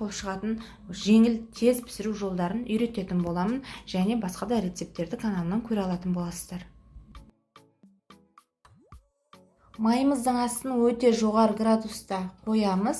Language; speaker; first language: Kazakh; native; Kazakh